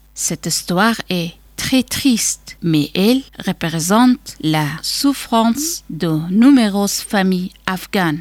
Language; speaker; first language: French; non-native, learner; Persian